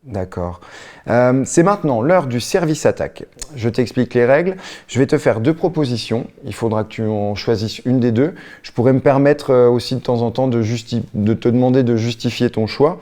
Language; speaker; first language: French; native; French